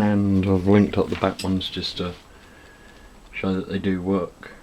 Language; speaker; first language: English; native; English